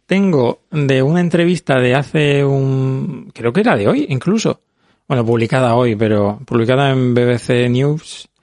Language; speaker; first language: Spanish; native; Spanish